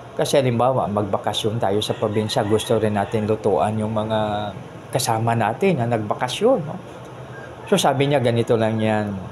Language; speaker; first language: Filipino; non-native, local second language; Hiligaynon